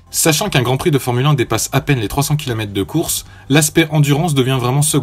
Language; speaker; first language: French; native; French